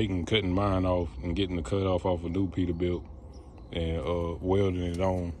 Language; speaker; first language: English; native; English